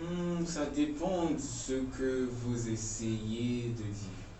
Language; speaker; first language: French; non-native, fluent; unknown